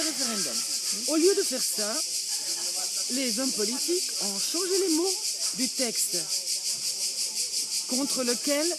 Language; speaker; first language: French; non-native, fluent; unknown